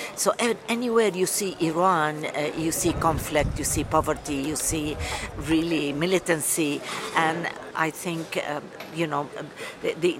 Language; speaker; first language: English; non-native, fluent; Arabic